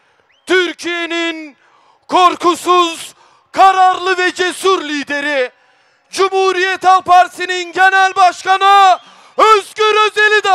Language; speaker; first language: Turkish; native; Turkish